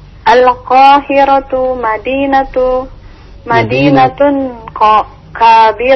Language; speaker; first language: Arabic; non-native, learner; Indonesian